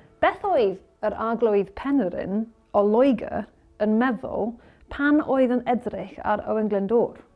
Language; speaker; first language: Welsh; non-native, learner; English